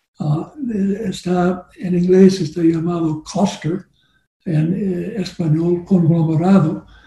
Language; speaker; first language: Spanish; non-native, learner; English